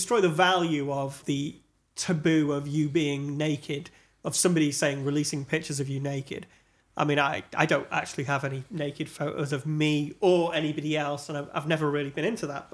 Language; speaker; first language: English; native; English